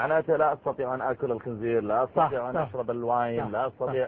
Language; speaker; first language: Arabic; native; Arabic